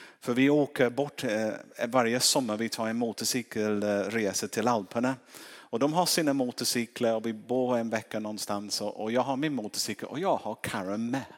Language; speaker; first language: Swedish; non-native, fluent; English